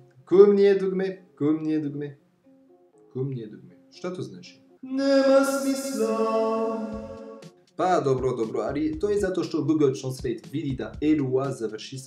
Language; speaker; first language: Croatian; non-native, fluent; French